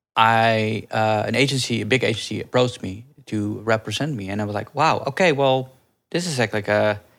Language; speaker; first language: English; early bilingual, other home language; Dutch